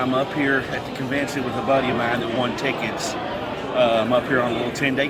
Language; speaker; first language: English; native; English